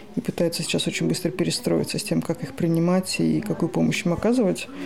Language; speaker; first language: Russian; native; Russian